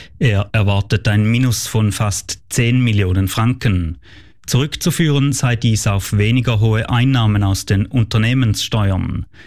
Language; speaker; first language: German; native; German